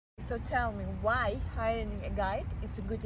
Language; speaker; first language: English; non-native, fluent; Ukrainian